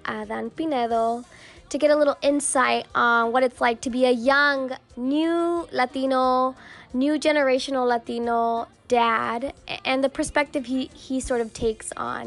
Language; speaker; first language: English; early bilingual, other home language; Spanish